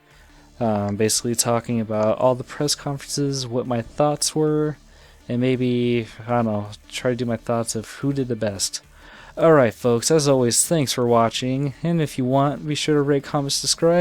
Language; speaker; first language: English; native; English